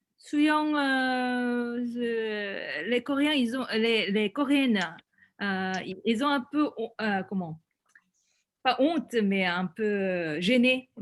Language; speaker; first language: French; non-native, fluent; Korean